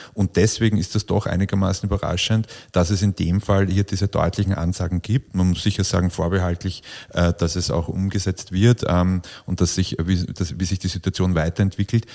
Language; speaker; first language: German; native; German